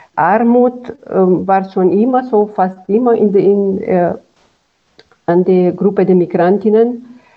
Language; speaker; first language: German; non-native, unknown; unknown